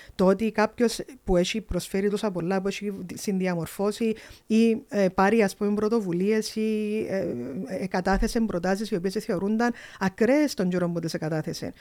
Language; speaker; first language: Greek; early bilingual, heritage; Greek